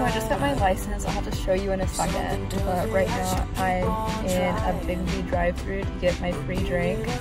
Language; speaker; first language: English; native; English